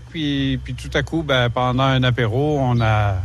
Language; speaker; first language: French; native; French